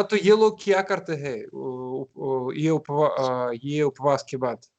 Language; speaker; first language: Hindi; non-native, learner; Russian